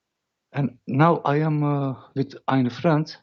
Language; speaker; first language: English; non-native, learner; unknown